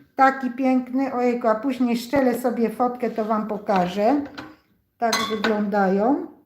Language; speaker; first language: Polish; native; Polish